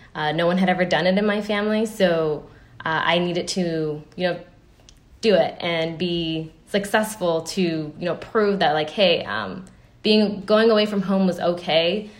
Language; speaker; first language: English; early bilingual, other home language; Spanish